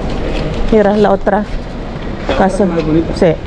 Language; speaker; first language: Spanish; non-native, learner; Filipino